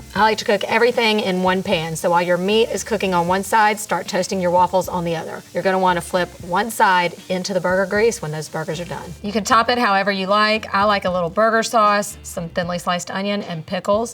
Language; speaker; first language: English; native; English